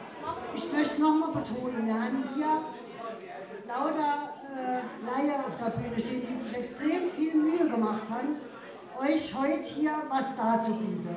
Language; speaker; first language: German; native; German